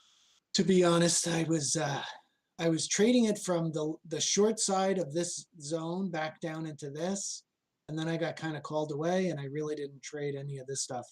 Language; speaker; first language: English; native; English